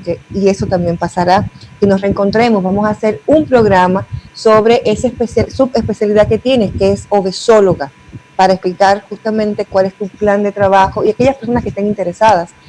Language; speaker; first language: Spanish; native; Spanish